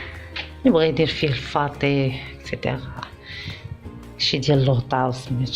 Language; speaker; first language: Arabic; native; Arabic